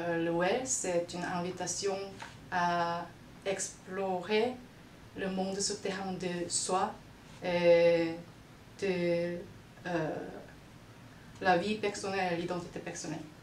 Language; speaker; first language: French; non-native, fluent; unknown